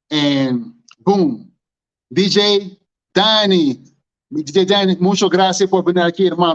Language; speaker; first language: Spanish; non-native, learner; English